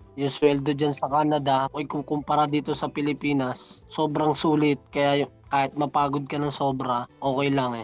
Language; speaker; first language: Filipino; native; Filipino